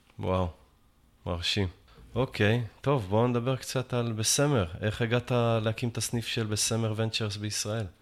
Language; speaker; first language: Hebrew; native; Hebrew